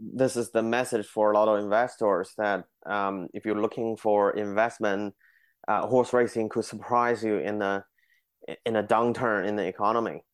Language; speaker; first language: English; non-native, fluent; Chinese